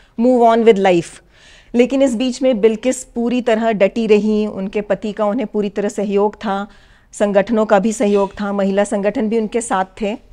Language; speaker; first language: Hindi; native; Hindi